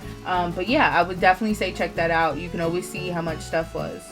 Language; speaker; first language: English; native; English